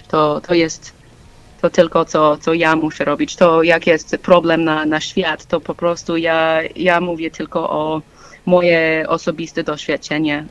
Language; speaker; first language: Polish; non-native, learner; English